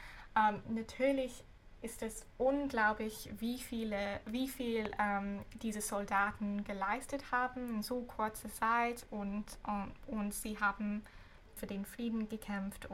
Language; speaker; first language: German; non-native, fluent; English